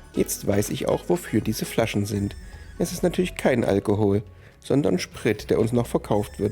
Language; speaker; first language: German; native; German